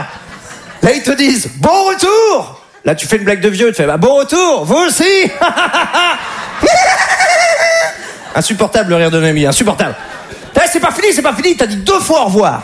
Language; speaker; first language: French; native; French